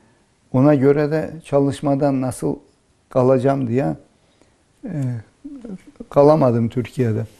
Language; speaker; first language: Turkish; early bilingual, heritage; Turkish